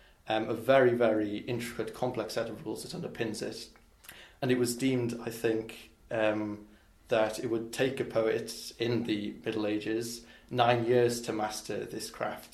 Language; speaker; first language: English; non-native, local second language; Welsh